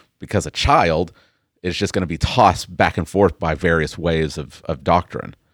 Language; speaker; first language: English; native; English